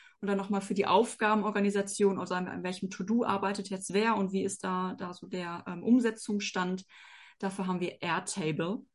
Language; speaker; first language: German; native; German